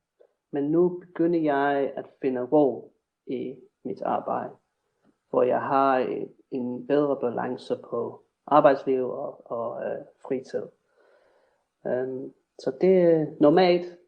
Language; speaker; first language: Danish; non-native, fluent; English